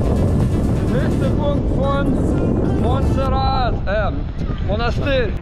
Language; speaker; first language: German; non-native, fluent; Russian